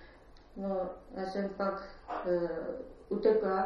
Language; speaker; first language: Czech; non-native, learner; Japanese